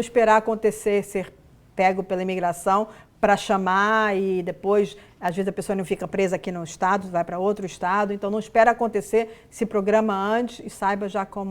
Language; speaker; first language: Portuguese; native; Portuguese